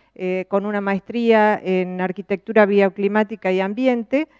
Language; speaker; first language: Spanish; native; Spanish